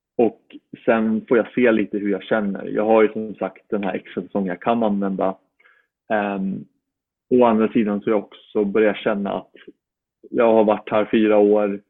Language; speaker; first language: Swedish; native; Swedish